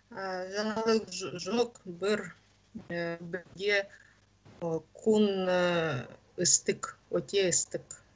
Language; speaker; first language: Kazakh; non-native, learner; Russian